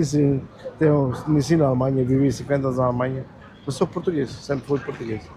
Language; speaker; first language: Portuguese; early bilingual, heritage; German